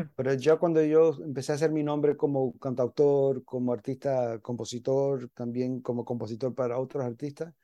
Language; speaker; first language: Spanish; early bilingual, heritage; Spanish